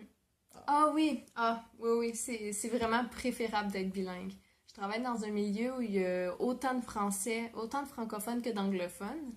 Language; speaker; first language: French; native; French